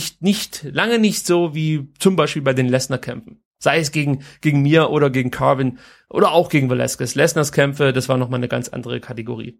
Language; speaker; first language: German; native; German